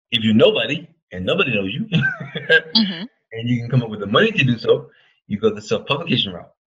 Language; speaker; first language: English; native; English